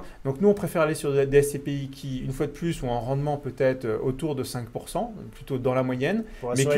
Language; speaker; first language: French; native; French